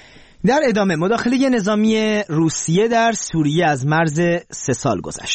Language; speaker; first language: Persian; native; Persian